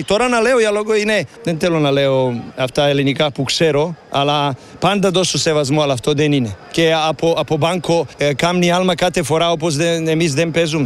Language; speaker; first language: Greek; non-native, learner; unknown